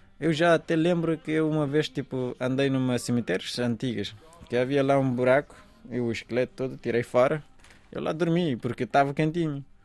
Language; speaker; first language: Portuguese; non-native, fluent; Persian